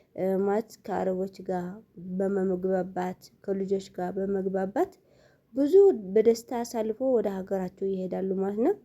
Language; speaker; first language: Amharic; non-native, local second language; Tigrinya